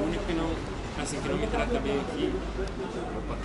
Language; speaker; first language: Portuguese; native; Portuguese